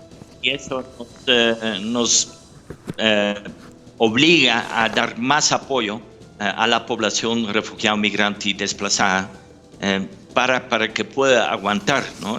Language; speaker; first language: Spanish; non-native, fluent; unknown